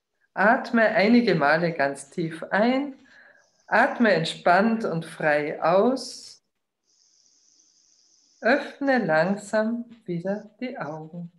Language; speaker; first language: German; native; German